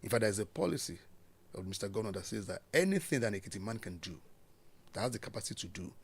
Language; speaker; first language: English; non-native, local second language; Yoruba